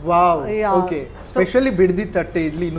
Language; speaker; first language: Kannada; native; Kannada